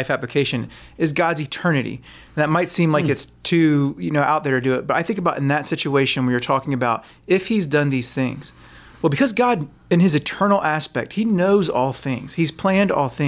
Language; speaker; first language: English; native; English